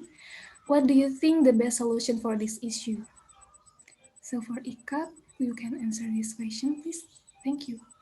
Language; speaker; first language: English; non-native, learner; Indonesian